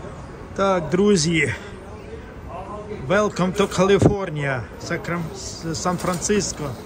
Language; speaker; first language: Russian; non-native, local second language; Ukrainian